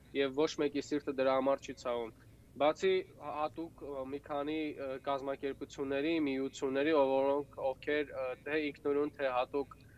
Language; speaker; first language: Armenian; native; Armenian